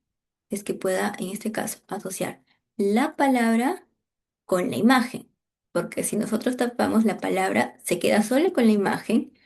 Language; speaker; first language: Spanish; native; Spanish